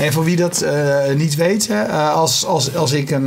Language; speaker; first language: Dutch; native; Dutch